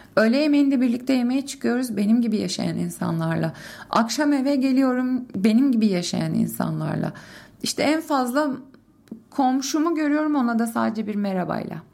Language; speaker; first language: Turkish; native; Turkish